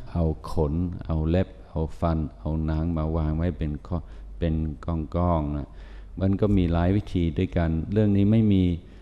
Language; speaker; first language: Thai; non-native, fluent; English